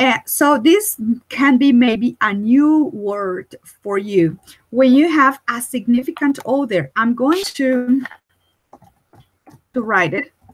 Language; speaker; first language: English; non-native, fluent; Spanish